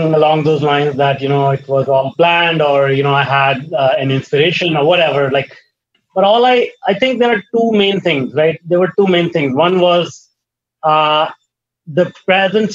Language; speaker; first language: English; non-native, local second language; Hindi